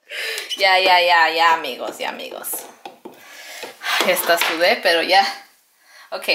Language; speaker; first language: Spanish; early bilingual, heritage; Spanish